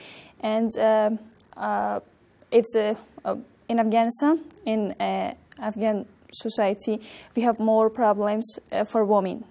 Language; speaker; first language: English; non-native, learner; Persian